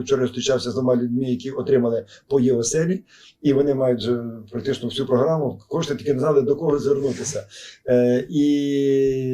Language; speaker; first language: Ukrainian; native; Ukrainian